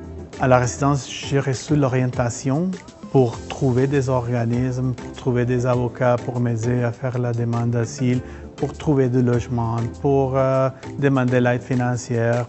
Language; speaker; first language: French; non-native, fluent; Spanish